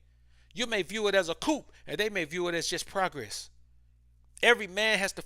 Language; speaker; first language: English; native; English